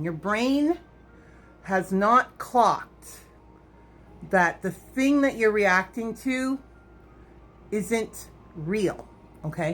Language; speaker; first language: English; native; English